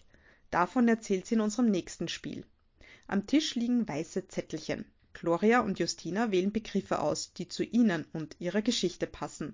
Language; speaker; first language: German; native; German